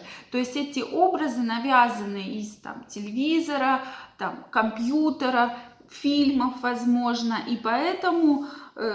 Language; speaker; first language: Russian; native; Russian